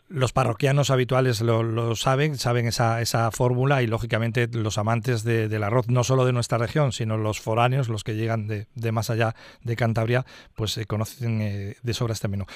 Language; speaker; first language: Spanish; native; Spanish